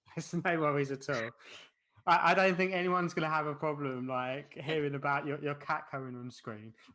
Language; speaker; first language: English; native; English